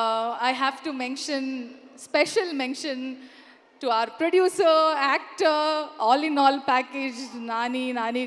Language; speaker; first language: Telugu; non-native, learner; Kannada